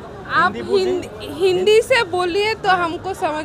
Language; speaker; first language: Hindi; non-native, learner; Bangla